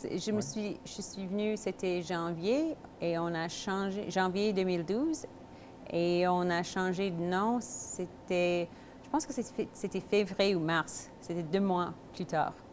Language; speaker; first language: French; non-native, local second language; English